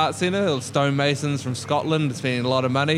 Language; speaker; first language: English; native; English